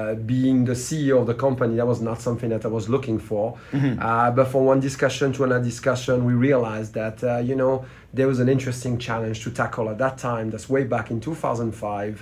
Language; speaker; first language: English; non-native, fluent; French